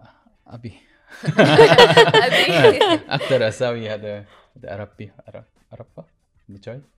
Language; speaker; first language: Arabic; non-native, learner; Korean